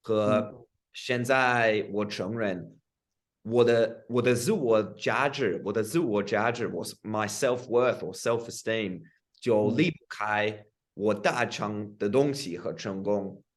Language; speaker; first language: Chinese; non-native, fluent; English